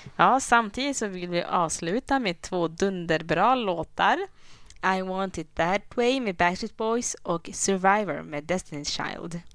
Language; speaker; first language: Swedish; early bilingual, other home language; Kinyarwanda